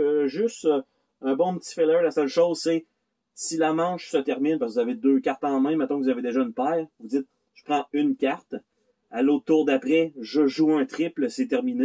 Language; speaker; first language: French; native; French